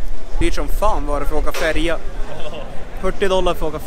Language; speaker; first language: Swedish; native; Swedish